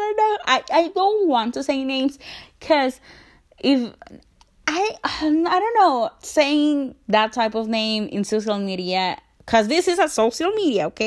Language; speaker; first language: English; non-native, learner; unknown